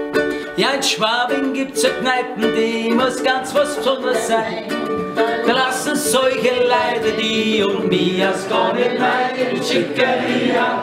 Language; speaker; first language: German; native; German